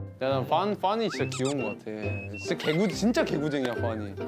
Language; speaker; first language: Korean; native; Korean